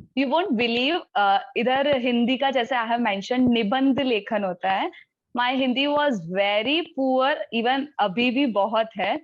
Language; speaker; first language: Hindi; native; Hindi